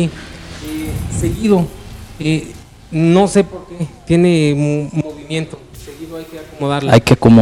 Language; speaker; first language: Spanish; native; Spanish